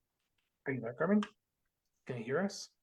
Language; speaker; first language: English; non-native, fluent; Spanish